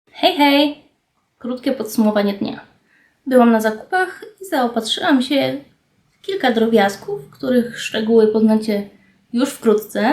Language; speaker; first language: Polish; native; Polish